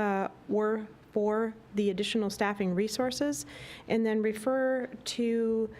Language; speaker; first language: English; native; English